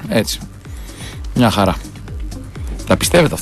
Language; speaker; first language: Greek; native; Greek